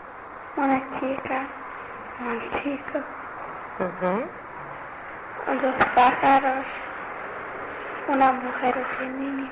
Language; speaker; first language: Spanish; non-native, learner; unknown